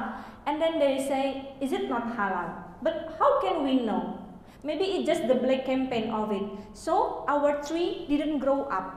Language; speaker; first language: English; non-native, learner; Indonesian